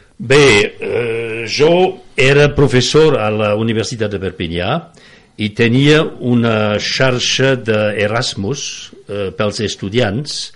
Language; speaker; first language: Catalan; non-native, fluent; French